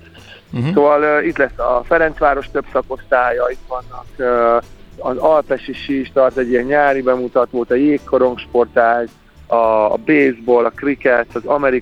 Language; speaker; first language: Hungarian; native; Hungarian